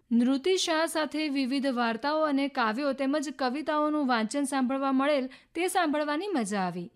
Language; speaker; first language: Gujarati; native; Gujarati